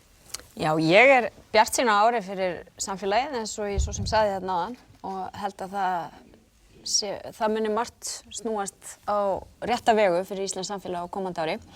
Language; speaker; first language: Icelandic; native; Icelandic